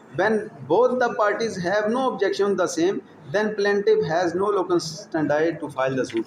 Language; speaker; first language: English; non-native, local second language; Urdu